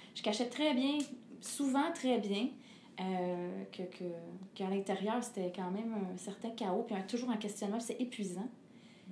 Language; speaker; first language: French; native; French